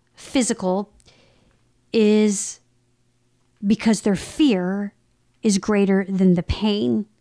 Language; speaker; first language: English; native; English